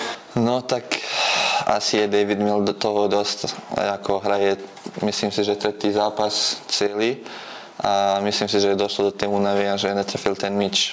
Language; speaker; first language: Czech; non-native, fluent; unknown